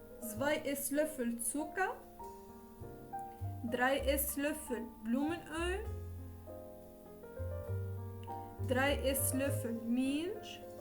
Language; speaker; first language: German; non-native, learner; Arabic